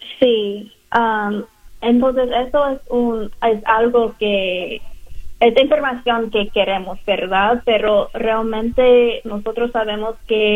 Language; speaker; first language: Spanish; non-native, learner; English